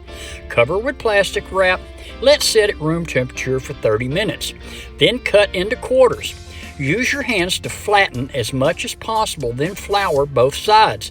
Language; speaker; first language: English; native; English